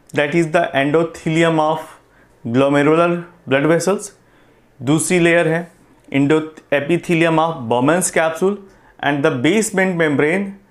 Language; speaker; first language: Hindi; non-native, local second language; Gujarati